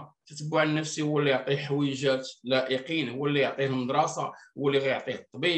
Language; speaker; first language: Arabic; native; Arabic